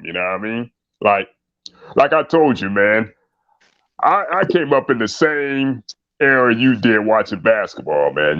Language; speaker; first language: English; native; English